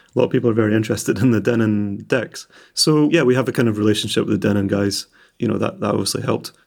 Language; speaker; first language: English; native; English